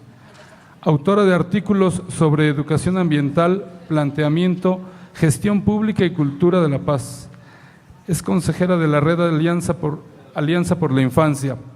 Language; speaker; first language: Spanish; native; Spanish